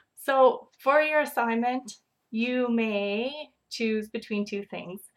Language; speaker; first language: English; native; English